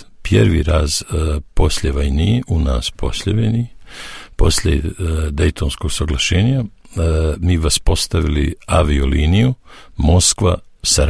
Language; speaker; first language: Russian; non-native, learner; Serbian